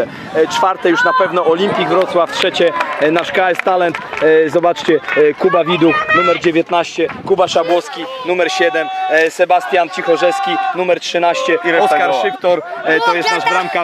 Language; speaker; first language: Polish; native; Polish